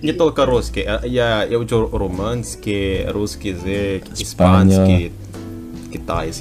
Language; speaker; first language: Russian; non-native, learner; Indonesian